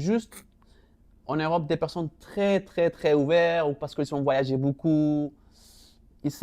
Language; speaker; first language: French; non-native, local second language; Arabic